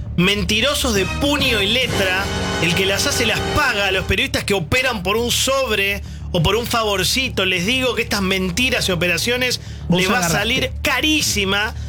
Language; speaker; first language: Spanish; native; Spanish